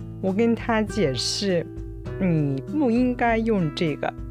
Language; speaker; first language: Chinese; non-native, fluent; Japanese